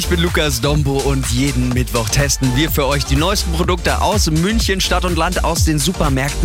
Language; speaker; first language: German; native; German